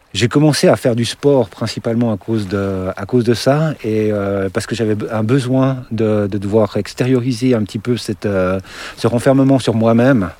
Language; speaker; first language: French; native; French